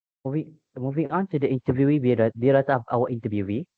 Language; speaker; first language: English; non-native, local second language; Malay